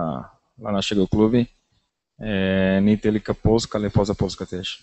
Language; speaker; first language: Polish; non-native, learner; Portuguese